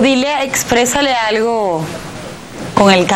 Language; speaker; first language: Spanish; native; Spanish